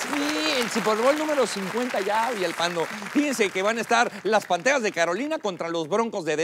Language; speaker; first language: Spanish; native; Spanish